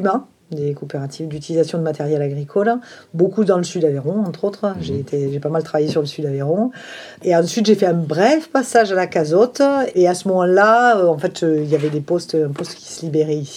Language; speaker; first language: French; native; French